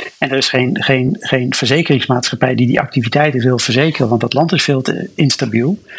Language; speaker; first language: Dutch; native; Dutch